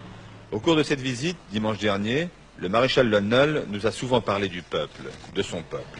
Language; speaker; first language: French; native; French